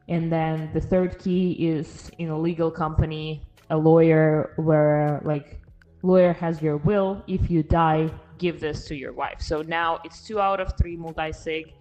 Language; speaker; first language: English; non-native, fluent; Russian